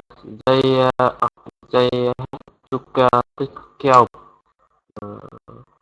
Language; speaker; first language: English; non-native, learner; Vietnamese